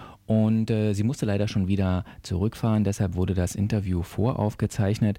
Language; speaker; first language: German; native; German